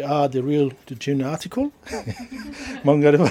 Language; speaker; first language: English; non-native, fluent; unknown